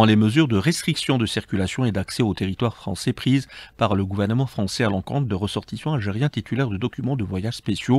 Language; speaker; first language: French; non-native, local second language; Arabic